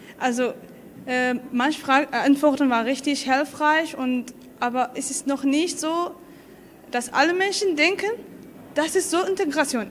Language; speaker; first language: German; non-native, learner; Arabic